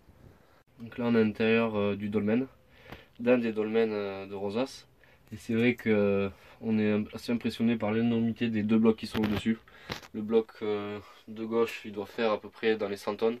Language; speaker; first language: French; native; French